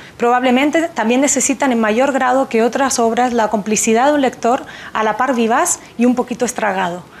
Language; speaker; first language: Spanish; native; Spanish